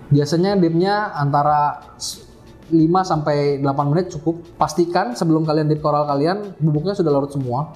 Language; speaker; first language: Indonesian; native; Indonesian